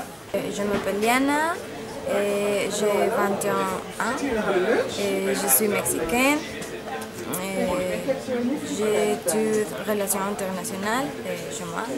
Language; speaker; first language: French; non-native, learner; Spanish